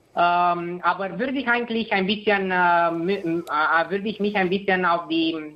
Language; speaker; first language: German; non-native, fluent; Romanian